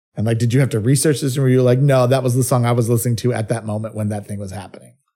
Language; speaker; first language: English; early bilingual, other home language; Spanish